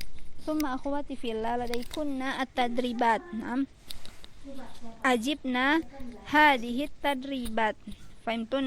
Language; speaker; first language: Arabic; non-native, fluent; Indonesian